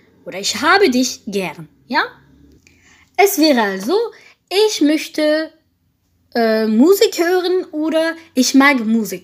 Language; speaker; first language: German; non-native, fluent; French